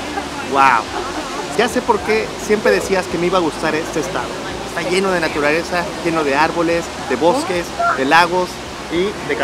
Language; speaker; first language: Spanish; native; Spanish